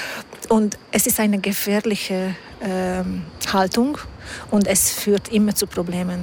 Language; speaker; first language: German; non-native, fluent; Hungarian